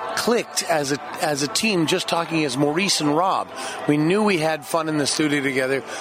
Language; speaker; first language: English; native; English